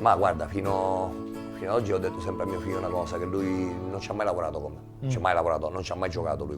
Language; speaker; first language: Italian; native; Italian